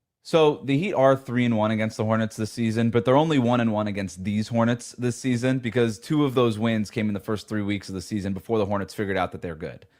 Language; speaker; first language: English; native; English